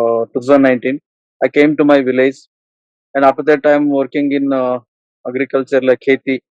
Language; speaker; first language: English; non-native, learner; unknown